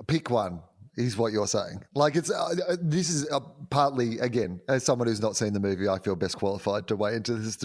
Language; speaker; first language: English; native; English